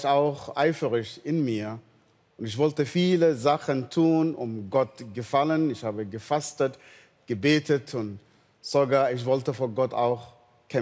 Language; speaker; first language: German; non-native, fluent; Arabic